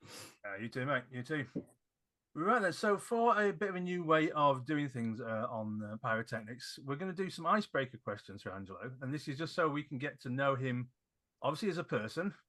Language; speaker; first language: English; native; English